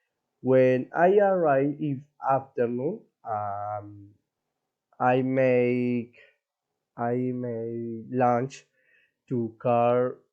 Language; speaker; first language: English; non-native, learner; Spanish